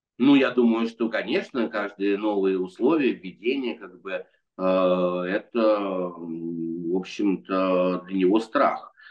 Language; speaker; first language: Russian; native; Russian